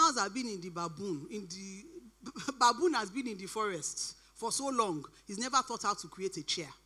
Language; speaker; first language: English; non-native, local second language; Yoruba